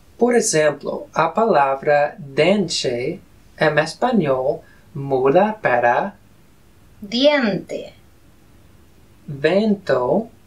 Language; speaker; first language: Portuguese; non-native, fluent; Spanish